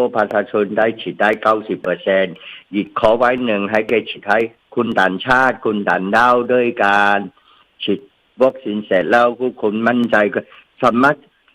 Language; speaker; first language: Thai; non-native, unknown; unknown